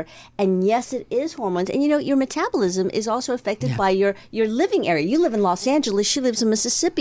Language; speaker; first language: English; native; English